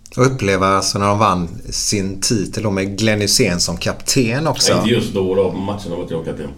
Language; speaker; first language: Swedish; native; Swedish